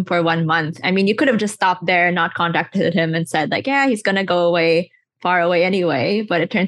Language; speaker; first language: English; non-native, local second language; Filipino